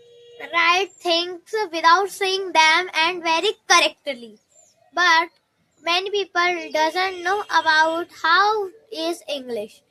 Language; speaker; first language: English; non-native, learner; Hindi